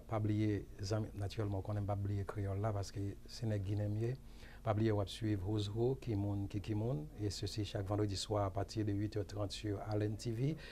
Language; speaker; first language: French; non-native, local second language; Haitian Creole